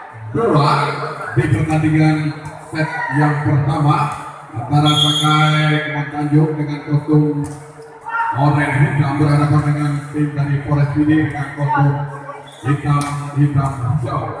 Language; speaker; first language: Indonesian; non-native, local second language; Achinese